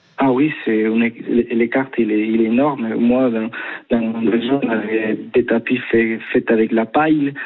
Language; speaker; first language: French; non-native, fluent; Spanish